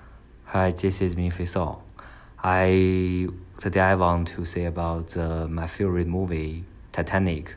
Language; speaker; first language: English; non-native, learner; Chinese